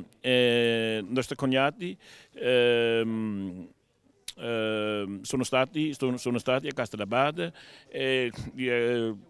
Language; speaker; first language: Italian; non-native, learner; Danish